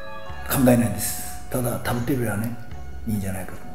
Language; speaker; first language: Japanese; native; Japanese